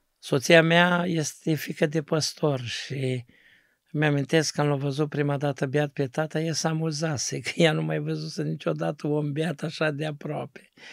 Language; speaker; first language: Romanian; native; Romanian